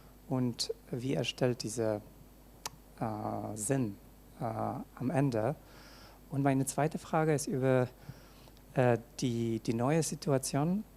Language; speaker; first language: German; non-native, fluent; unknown